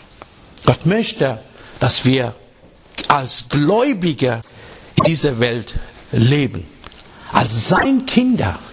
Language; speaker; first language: German; non-native, fluent; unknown